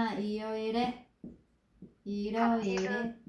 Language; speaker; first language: Korean; non-native, learner; Vietnamese